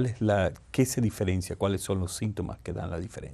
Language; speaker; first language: Spanish; native; Spanish